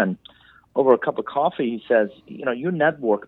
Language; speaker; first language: English; non-native, fluent; Persian